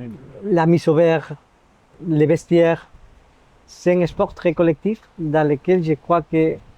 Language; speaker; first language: French; non-native, fluent; Spanish